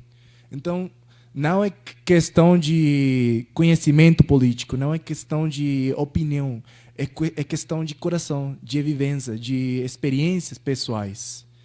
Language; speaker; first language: Portuguese; non-native, fluent; Spanish